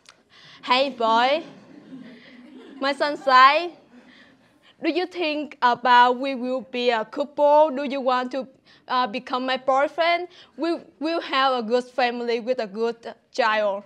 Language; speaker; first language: English; non-native, learner; Vietnamese